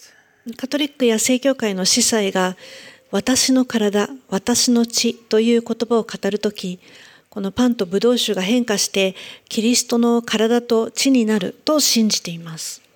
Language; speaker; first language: Japanese; native; Japanese